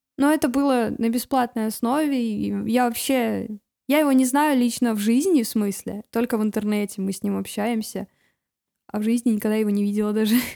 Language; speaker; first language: Russian; native; Russian